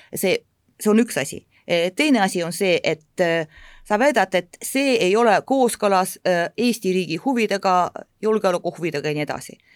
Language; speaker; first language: Estonian; non-native, local second language; Russian